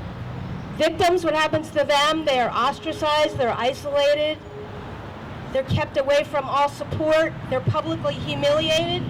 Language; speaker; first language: English; native; English